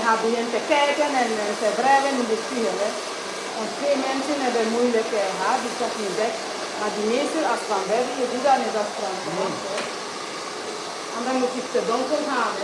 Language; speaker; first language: Dutch; non-native, learner; English